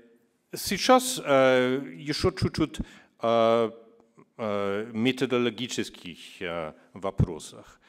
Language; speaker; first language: Russian; non-native, fluent; German